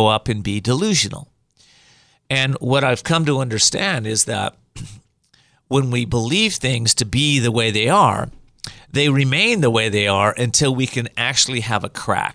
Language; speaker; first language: English; native; English